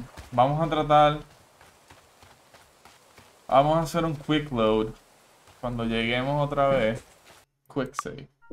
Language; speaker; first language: Spanish; early bilingual, heritage; Spanish